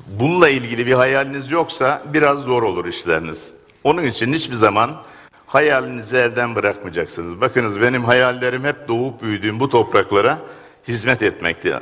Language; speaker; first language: Turkish; native; Turkish